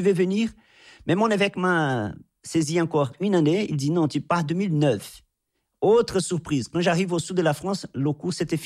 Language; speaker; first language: French; non-native, fluent; Portuguese